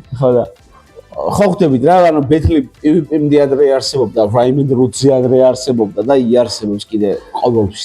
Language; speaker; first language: Georgian; native; Georgian